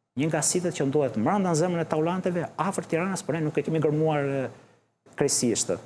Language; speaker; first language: Albanian; early bilingual, heritage; Albanian